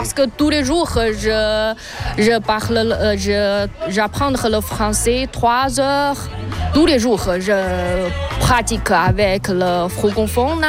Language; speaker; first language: French; non-native, learner; Chinese